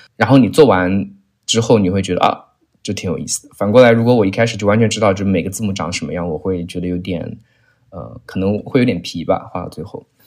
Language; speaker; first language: Chinese; native; Chinese